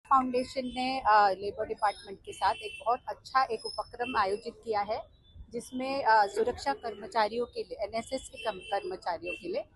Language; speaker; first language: Hindi; non-native, local second language; Marathi